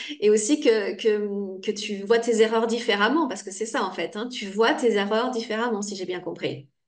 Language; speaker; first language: French; native; French